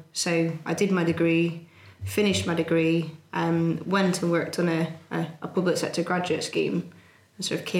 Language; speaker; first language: English; native; English